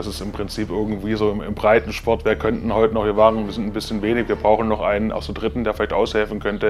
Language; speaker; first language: German; native; German